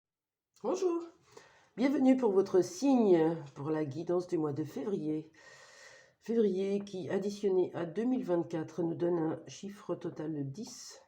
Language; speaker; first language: French; native; French